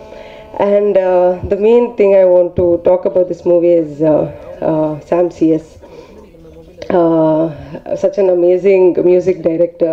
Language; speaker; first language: Tamil; non-native, learner; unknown